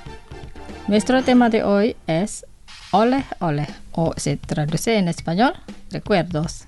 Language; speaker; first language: Spanish; non-native, fluent; Indonesian